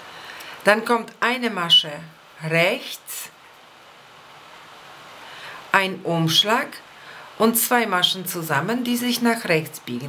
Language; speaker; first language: German; non-native, fluent; Polish